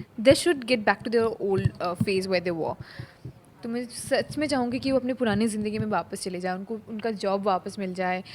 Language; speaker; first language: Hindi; non-native, local second language; Bangla